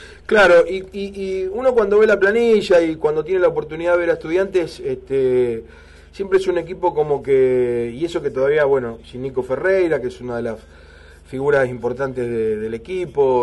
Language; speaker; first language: Spanish; native; Spanish